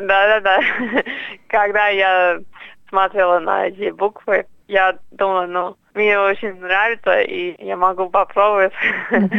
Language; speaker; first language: Russian; non-native, fluent; English